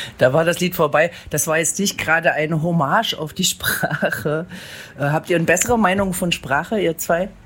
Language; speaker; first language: German; native; German